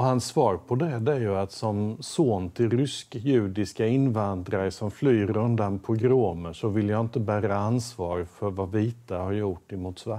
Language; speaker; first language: Swedish; native; Swedish